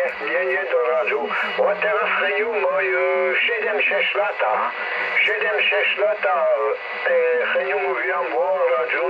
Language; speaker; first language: Polish; non-native, learner; French